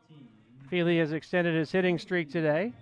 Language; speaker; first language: English; native; English